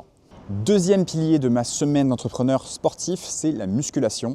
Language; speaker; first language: French; native; French